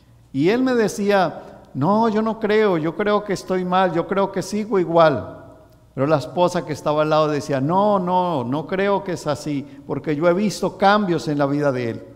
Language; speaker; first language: Spanish; native; Spanish